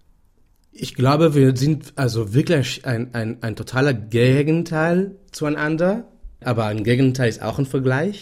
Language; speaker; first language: German; non-native, fluent; Hebrew